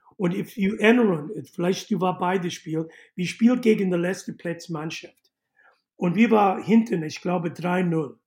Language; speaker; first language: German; non-native, learner; English